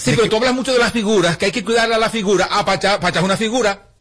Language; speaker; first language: Spanish; native; Spanish